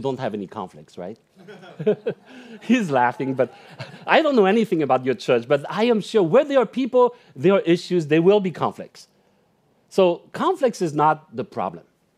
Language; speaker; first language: English; non-native, fluent; French